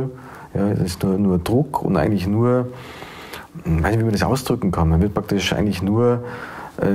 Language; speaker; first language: German; native; German